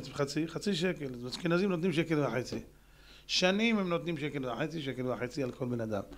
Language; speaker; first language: Hebrew; native; Hebrew